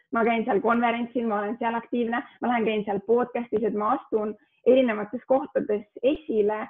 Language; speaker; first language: Estonian; early bilingual, other home language; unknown